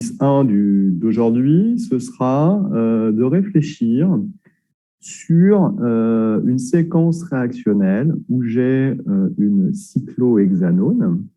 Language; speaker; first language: French; native; French